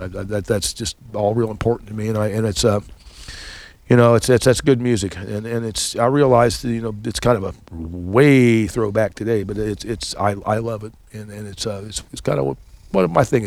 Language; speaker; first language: English; native; English